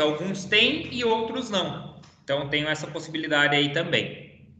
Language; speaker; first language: Portuguese; native; Portuguese